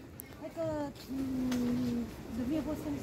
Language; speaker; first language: Russian; non-native, learner; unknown